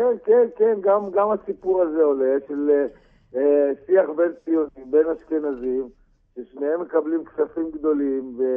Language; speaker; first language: Hebrew; native; Hebrew